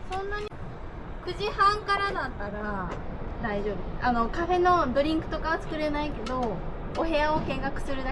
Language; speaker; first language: Japanese; native; Japanese